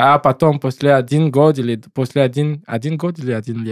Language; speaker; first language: Russian; non-native, learner; English